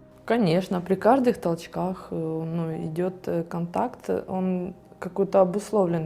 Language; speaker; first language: Russian; native; Russian